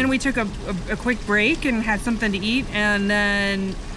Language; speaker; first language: English; native; English